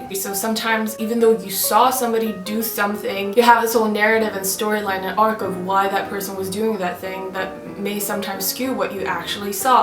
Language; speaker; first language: English; non-native, fluent; Swedish